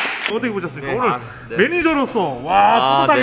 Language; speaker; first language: Korean; native; Korean